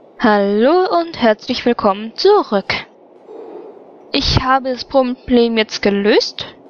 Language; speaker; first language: German; native; German